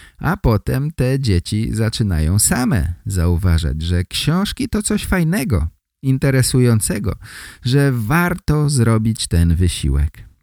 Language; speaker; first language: Polish; native; Polish